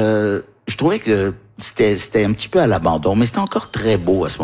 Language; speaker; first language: French; early bilingual, heritage; French